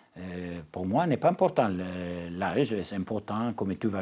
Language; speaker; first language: French; non-native, learner; Italian